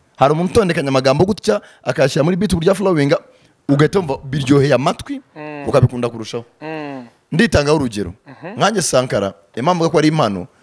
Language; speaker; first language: Kinyarwanda; early bilingual, heritage; Kinyarwanda